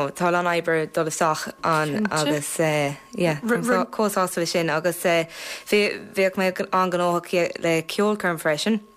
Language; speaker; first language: Irish; non-native, local second language; English